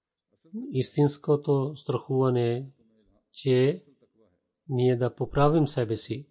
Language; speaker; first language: Bulgarian; non-native, fluent; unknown